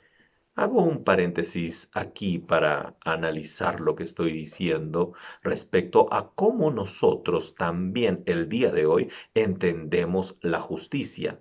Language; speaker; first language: Spanish; native; Spanish